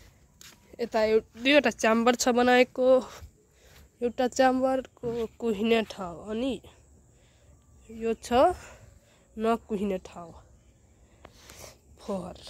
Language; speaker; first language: Nepali; non-native, local second language; Maithili